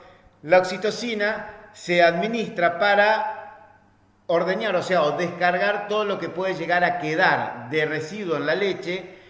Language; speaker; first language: Spanish; native; Spanish